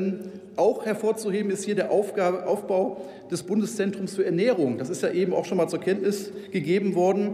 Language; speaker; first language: German; native; German